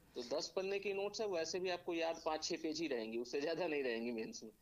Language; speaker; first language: Hindi; native; Hindi